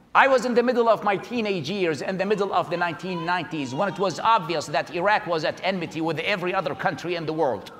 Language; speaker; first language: English; non-native, fluent; Arabic